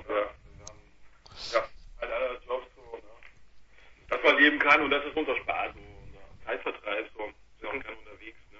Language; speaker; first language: German; native; German